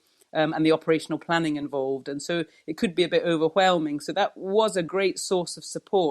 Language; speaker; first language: English; native; English